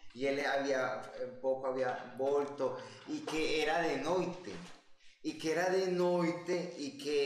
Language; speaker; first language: Portuguese; non-native, learner; Spanish